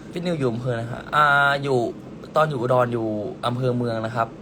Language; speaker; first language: Thai; native; Thai